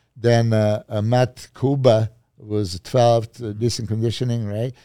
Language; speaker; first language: English; non-native, fluent; Serbian